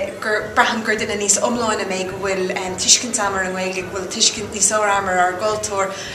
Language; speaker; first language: Irish; non-native, local second language; English